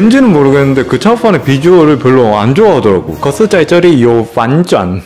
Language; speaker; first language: Korean; native; Korean